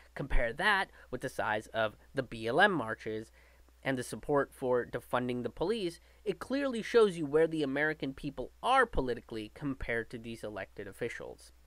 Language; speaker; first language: English; native; English